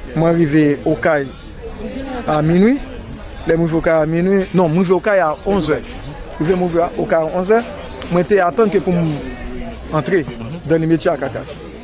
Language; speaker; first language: Haitian Creole; native; Haitian Creole